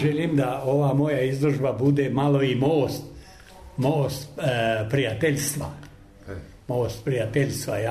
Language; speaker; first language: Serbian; non-native, local second language; Albanian